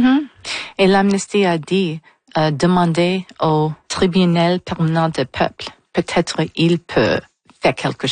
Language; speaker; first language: French; non-native, local second language; English